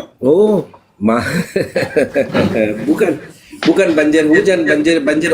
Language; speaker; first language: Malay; non-native, learner; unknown